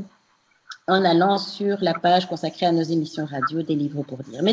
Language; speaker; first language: French; native; French